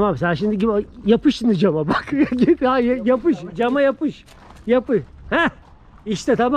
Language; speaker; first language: Turkish; native; Turkish